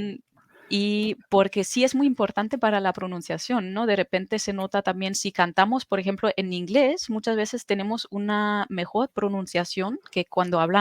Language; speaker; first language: Spanish; non-native, fluent; German